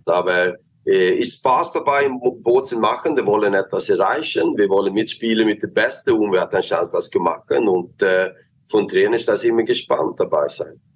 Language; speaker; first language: German; non-native, fluent; Swedish